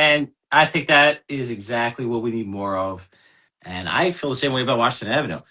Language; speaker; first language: English; native; English